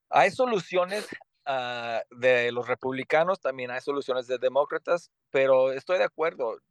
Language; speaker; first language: Spanish; early bilingual, heritage; Spanish